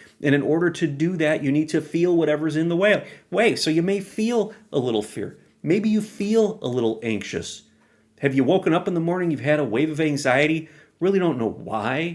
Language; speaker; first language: English; native; English